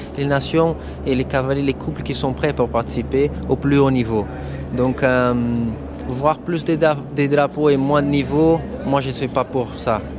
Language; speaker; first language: French; non-native, fluent; Portuguese